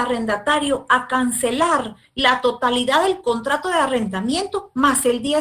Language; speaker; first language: Spanish; native; Spanish